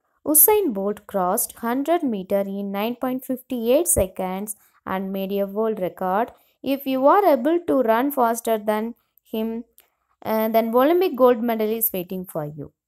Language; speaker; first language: English; non-native, local second language; Tamil